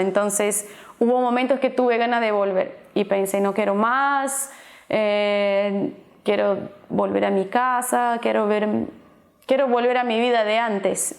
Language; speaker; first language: Spanish; non-native, fluent; Portuguese